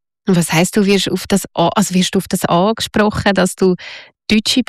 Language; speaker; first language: German; native; German